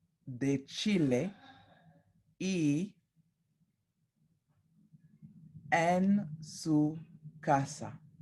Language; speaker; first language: Spanish; non-native, fluent; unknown